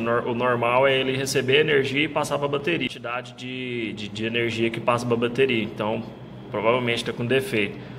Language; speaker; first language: Portuguese; native; Portuguese